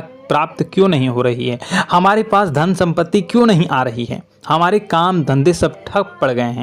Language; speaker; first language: Hindi; native; Hindi